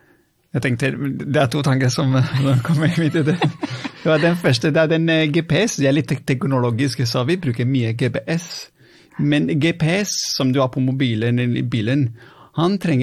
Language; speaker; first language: Norwegian; non-native, fluent; Italian